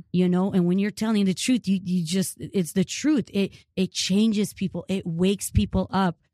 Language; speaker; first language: English; early bilingual, other home language; Ukrainian